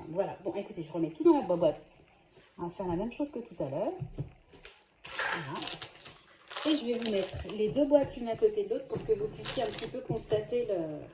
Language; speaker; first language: French; native; French